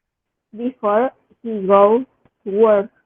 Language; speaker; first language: English; non-native, learner; Spanish